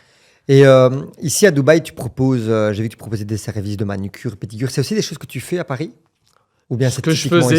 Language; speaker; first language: French; native; French